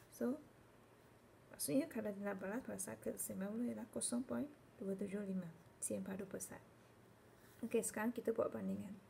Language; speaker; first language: Malay; non-native, local second language; Chinese